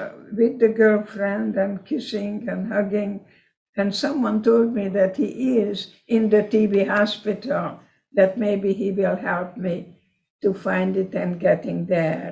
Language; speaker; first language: English; non-native, fluent; Hungarian